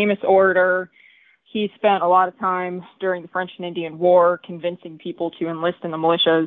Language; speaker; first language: English; native; English